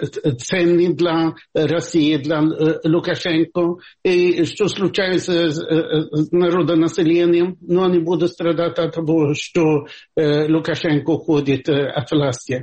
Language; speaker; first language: Russian; non-native, fluent; Swedish